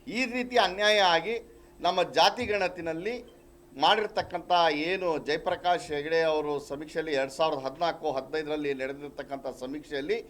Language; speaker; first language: Kannada; non-native, local second language; Marathi